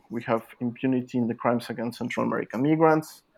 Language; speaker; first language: English; non-native, fluent; Spanish